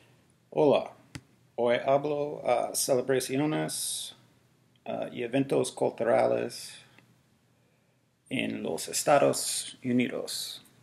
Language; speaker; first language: Spanish; non-native, learner; English